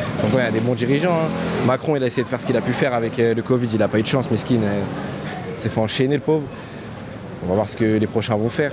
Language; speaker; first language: French; native; French